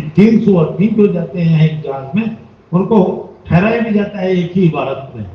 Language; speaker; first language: Urdu; native; Urdu